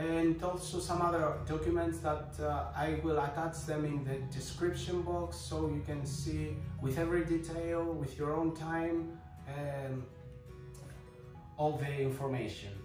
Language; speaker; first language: English; non-native, fluent; Greek